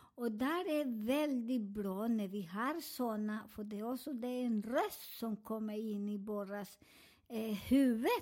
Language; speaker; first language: Swedish; non-native, fluent; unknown